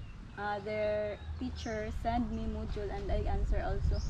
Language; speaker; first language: English; non-native, learner; Cebuano